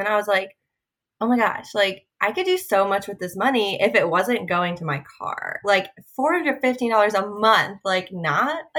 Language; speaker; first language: English; native; English